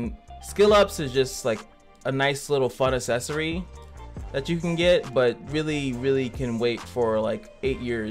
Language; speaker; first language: English; native; English